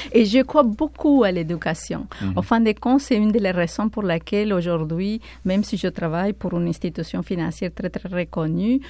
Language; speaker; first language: French; non-native, fluent; Spanish